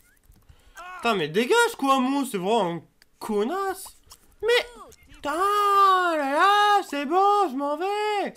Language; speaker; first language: French; native; French